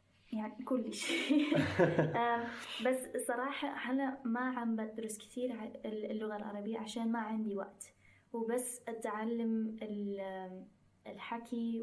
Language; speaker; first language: Arabic; non-native, fluent; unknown